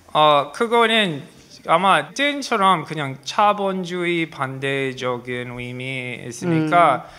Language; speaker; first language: Korean; non-native, learner; English